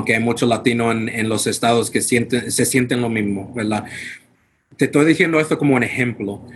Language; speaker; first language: Spanish; non-native, fluent; English